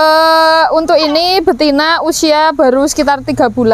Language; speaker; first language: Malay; non-native, local second language; Javanese